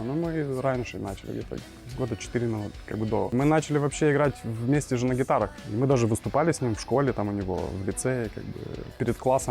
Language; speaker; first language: Russian; native; Russian